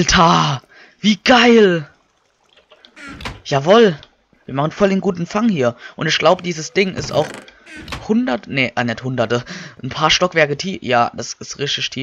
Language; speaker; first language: German; native; German